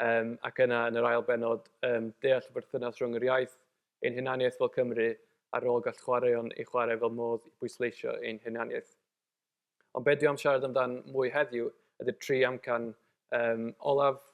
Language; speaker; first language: Welsh; native; Welsh